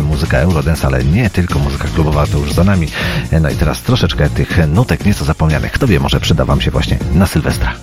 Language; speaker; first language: Polish; native; Polish